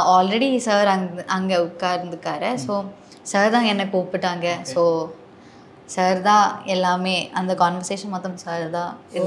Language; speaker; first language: Tamil; non-native, learner; Malayalam